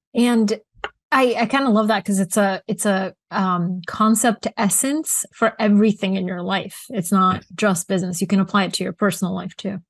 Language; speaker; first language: English; early bilingual, other home language; Bulgarian